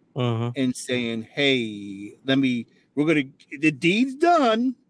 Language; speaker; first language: English; native; English